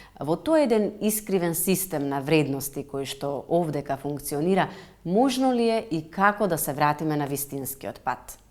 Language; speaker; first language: Macedonian; native; Macedonian